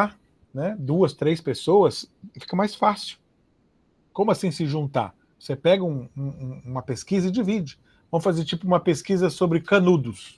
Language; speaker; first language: Portuguese; native; Portuguese